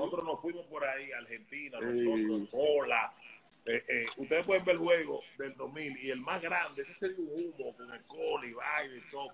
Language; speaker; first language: Spanish; native; Spanish